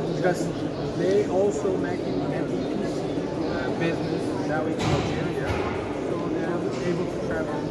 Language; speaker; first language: English; non-native, fluent; Turkish